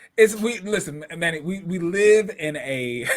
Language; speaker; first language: English; native; English